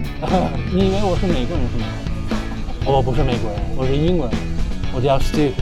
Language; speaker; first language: Chinese; non-native, fluent; English